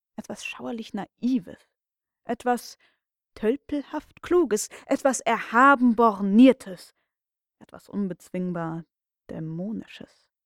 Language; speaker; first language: German; native; German